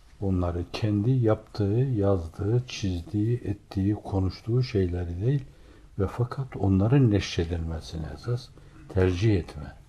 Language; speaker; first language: Turkish; native; Turkish